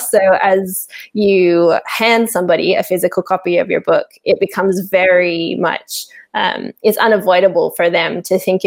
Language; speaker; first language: English; native; English